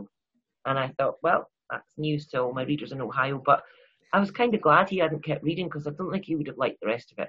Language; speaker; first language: English; native; English